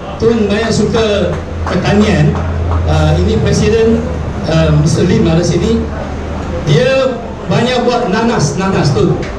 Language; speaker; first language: Malay; non-native, local second language; Chinese